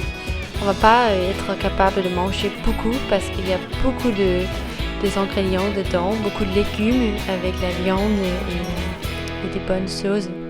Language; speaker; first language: French; non-native, fluent; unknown